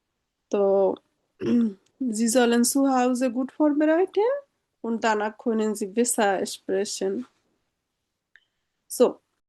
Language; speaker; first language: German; non-native, fluent; Bangla